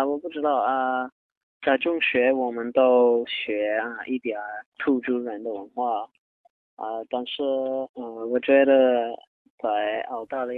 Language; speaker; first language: Chinese; non-native, learner; English